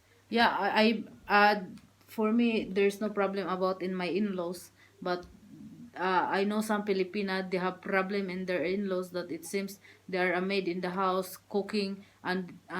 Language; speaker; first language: English; non-native, learner; Filipino